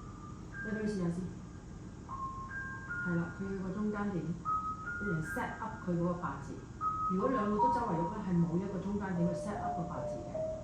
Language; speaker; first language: Cantonese; native; Cantonese